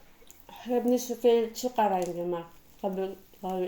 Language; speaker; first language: German; non-native, learner; Filipino